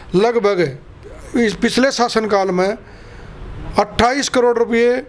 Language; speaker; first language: Hindi; native; Hindi